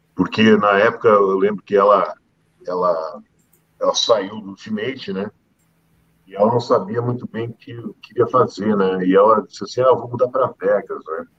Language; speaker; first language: Portuguese; native; Portuguese